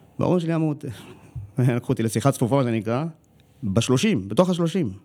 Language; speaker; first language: Hebrew; early bilingual, other home language; Amharic